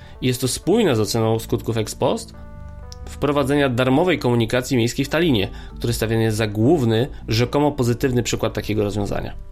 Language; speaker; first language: Polish; native; Polish